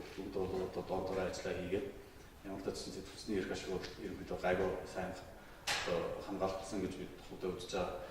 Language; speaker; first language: Mongolian; non-native, local second language; Kazakh